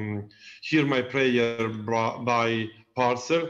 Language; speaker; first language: English; non-native, learner; Italian